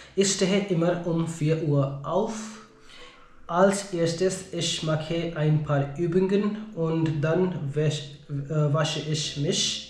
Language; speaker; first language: German; non-native, learner; Hindi